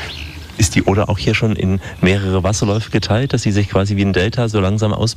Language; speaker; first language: German; native; German